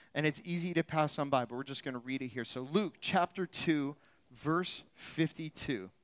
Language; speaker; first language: English; native; English